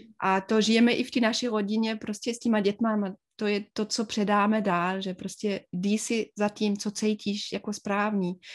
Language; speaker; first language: Czech; non-native, fluent; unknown